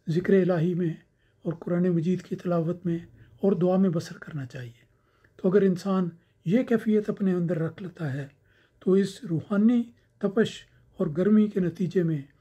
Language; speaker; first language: Urdu; native; Urdu